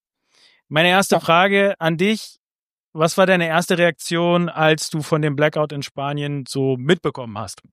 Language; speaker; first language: German; native; German